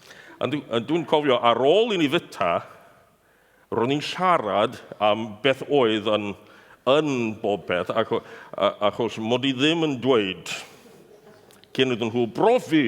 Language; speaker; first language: Welsh; non-native, fluent; English